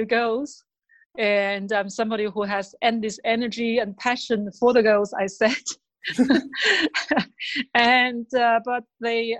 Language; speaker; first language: English; non-native, fluent; Chinese